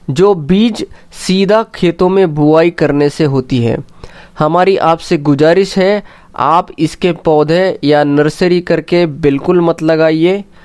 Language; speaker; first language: Hindi; non-native, local second language; Marathi